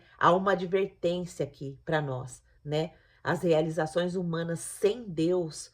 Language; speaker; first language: Portuguese; native; Portuguese